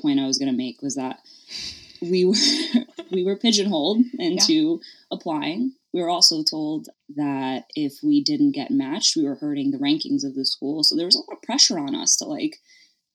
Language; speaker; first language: English; native; English